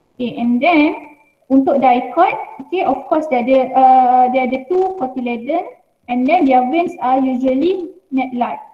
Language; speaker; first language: English; non-native, local second language; Malay